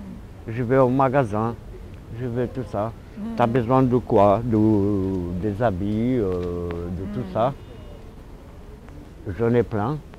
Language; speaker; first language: French; non-native, fluent; Romanian